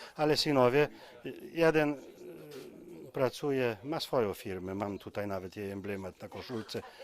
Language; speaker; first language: Polish; native; Polish